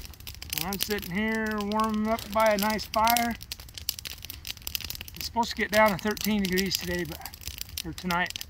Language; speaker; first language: English; native; English